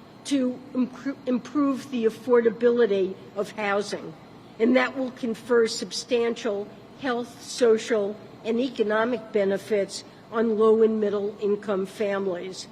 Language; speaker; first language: English; native; English